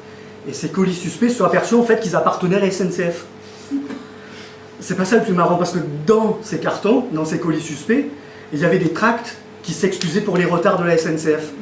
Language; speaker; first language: French; native; French